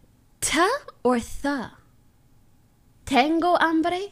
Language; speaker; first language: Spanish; non-native, learner; French